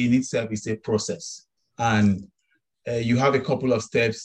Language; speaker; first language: English; non-native, local second language; Yoruba